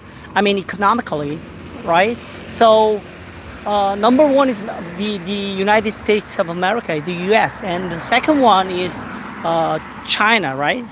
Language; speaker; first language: English; non-native, fluent; Korean